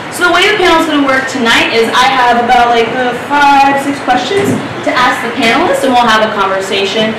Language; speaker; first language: English; native; English